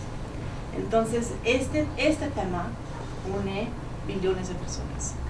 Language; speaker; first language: Spanish; non-native, fluent; English